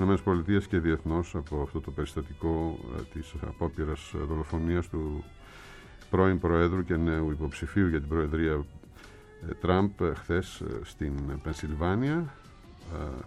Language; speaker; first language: Greek; native; Greek